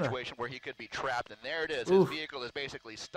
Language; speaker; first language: English; native; English